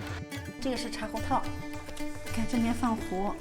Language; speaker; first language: Chinese; native; Chinese